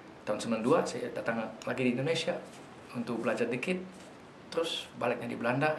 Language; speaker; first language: Indonesian; non-native, fluent; Dutch